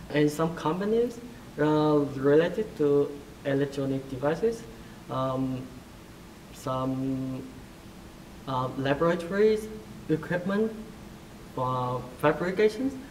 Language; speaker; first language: English; non-native, fluent; Vietnamese